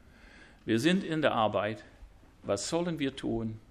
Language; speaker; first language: German; non-native, fluent; English